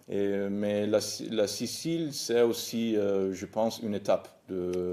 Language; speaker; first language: French; non-native, fluent; Italian